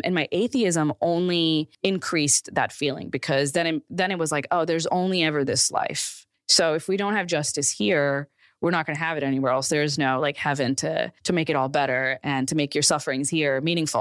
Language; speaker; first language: English; early bilingual, other home language; Urdu